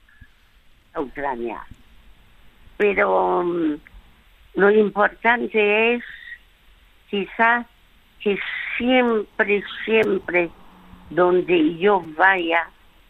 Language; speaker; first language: Spanish; early bilingual, other home language; French